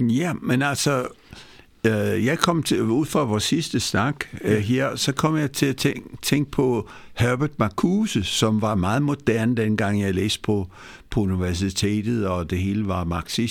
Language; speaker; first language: Danish; early bilingual, other home language; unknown